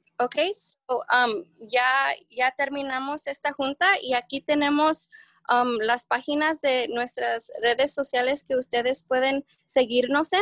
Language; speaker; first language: Spanish; early bilingual, heritage; Spanish